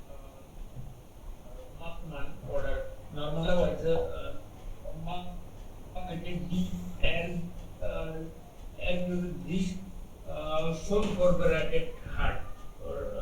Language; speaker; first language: German; non-native, learner; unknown